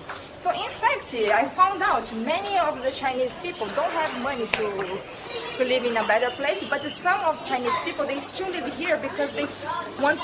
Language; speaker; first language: English; non-native, fluent; Portuguese